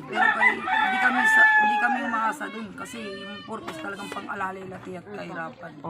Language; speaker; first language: Filipino; native; Filipino